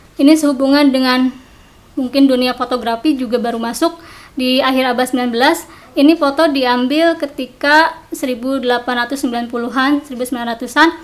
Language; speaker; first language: Indonesian; non-native, local second language; Sundanese